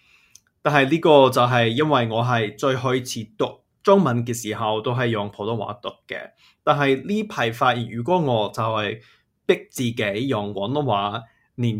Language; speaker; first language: Chinese; non-native, fluent; English